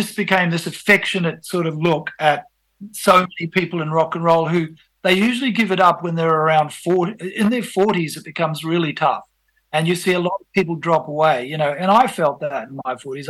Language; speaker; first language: English; native; English